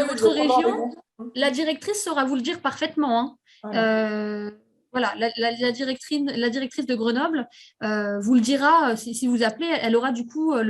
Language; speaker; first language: French; native; French